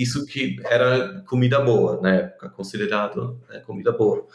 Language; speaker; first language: Portuguese; non-native, fluent; German